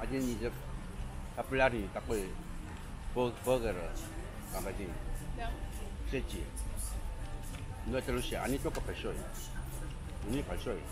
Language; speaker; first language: Russian; non-native, learner; Korean